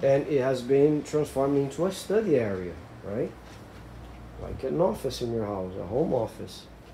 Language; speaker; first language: English; non-native, fluent; Portuguese